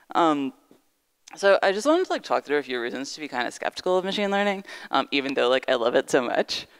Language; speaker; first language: English; native; English